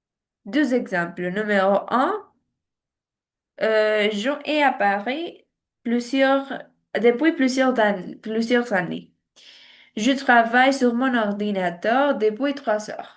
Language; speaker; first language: French; non-native, learner; Spanish